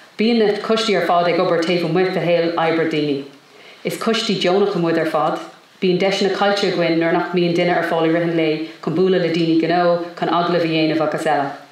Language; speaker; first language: Irish; non-native, local second language; English